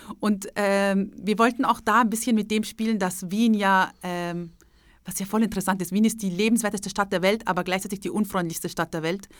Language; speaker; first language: German; early bilingual, other home language; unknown